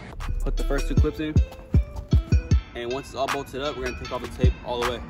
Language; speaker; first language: English; native; English